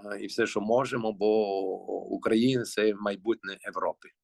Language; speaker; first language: Ukrainian; early bilingual, heritage; Ukrainian